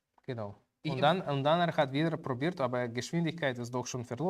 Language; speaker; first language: German; non-native, learner; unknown